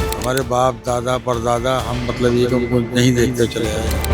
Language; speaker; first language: Hindi; native; Hindi